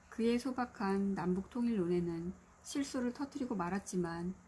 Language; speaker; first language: Korean; native; Korean